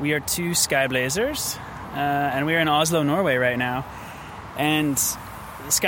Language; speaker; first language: English; native; English